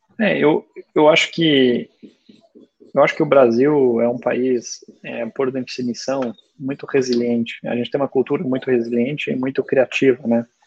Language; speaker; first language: Portuguese; early bilingual, other home language; German